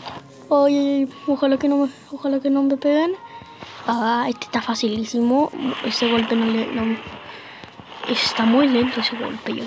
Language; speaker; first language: Spanish; native; Spanish